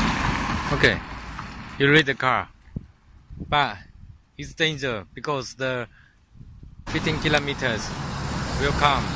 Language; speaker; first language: English; non-native, learner; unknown